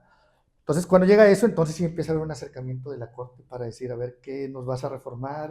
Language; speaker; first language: Spanish; native; Spanish